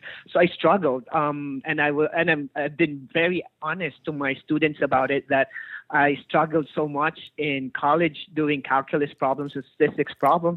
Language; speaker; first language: English; non-native, local second language; Filipino